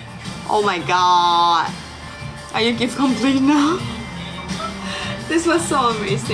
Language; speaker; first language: English; non-native, learner; Thai